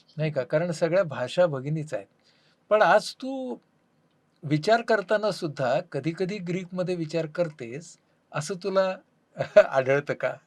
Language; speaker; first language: Marathi; native; Marathi